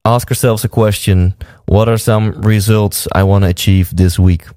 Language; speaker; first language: English; non-native, fluent; Dutch